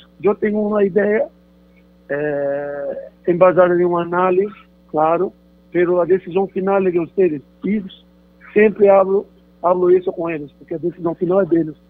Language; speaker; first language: Spanish; non-native, fluent; Portuguese